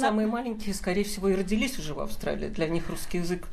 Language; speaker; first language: Russian; native; Russian